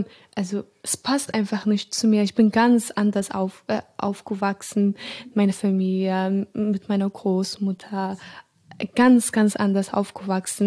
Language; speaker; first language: German; non-native, fluent; Arabic